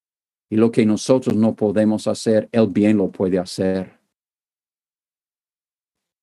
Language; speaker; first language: Spanish; non-native, fluent; English